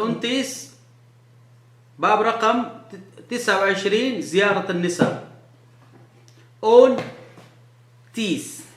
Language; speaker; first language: Arabic; non-native, fluent; Urdu